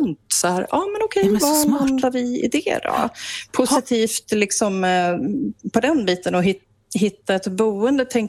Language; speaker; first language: Swedish; native; Swedish